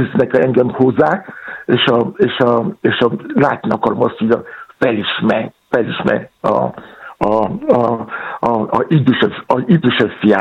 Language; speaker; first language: Hungarian; non-native, fluent; Yoruba